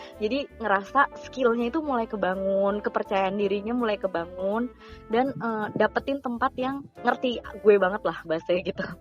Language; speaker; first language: Indonesian; native; Indonesian